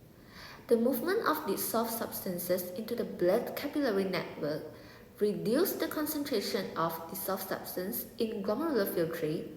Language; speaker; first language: English; non-native, local second language; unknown